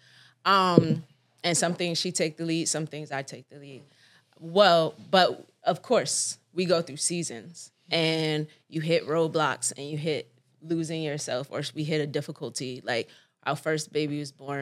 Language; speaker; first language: English; native; English